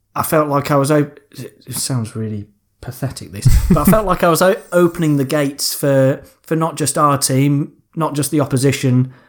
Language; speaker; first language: English; native; English